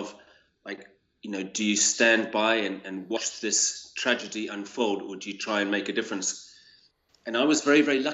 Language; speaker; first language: English; native; English